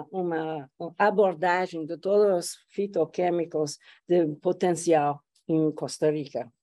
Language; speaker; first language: Portuguese; non-native, fluent; English